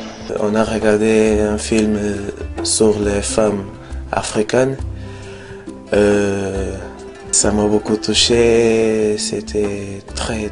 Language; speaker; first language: French; non-native, learner; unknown